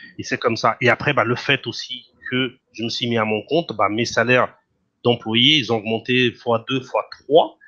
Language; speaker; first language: French; non-native, fluent; Portuguese